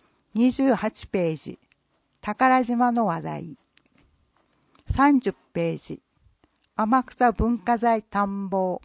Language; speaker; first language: Japanese; native; Japanese